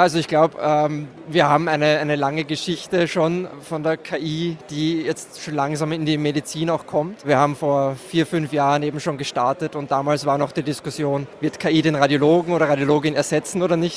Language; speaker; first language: German; native; German